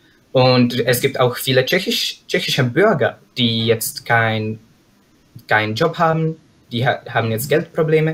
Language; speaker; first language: German; non-native, fluent; Czech